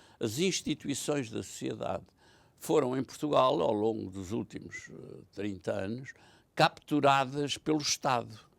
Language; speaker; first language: Portuguese; native; Portuguese